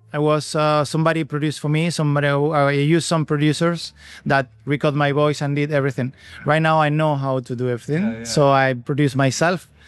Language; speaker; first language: English; non-native, fluent; Spanish